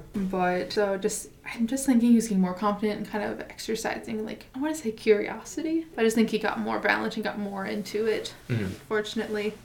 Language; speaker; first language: English; native; English